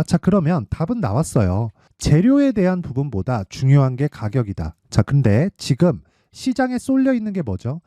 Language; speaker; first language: Korean; native; Korean